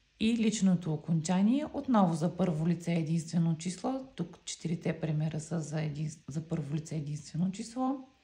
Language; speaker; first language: Bulgarian; non-native, local second language; Turkish